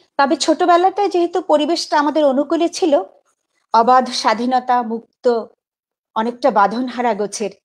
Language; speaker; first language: Bangla; native; Bangla